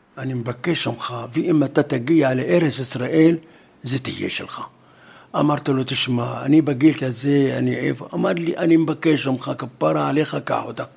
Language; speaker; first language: Hebrew; non-native, fluent; Arabic